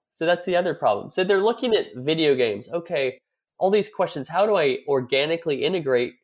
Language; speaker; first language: English; native; English